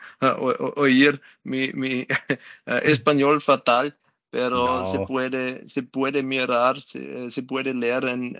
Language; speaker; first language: Spanish; non-native, learner; German